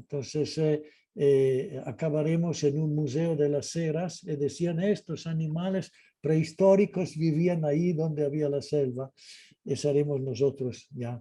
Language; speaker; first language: Spanish; non-native, fluent; Italian